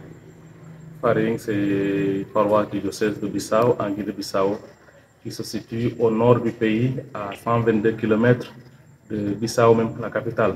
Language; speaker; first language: French; non-native, local second language; Serer